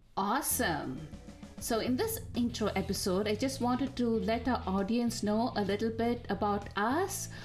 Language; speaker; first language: English; non-native, local second language; Tamil